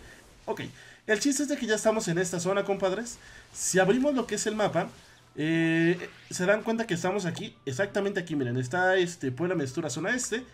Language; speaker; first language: Spanish; native; Spanish